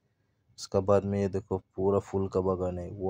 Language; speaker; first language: Hindi; non-native, local second language; Bangla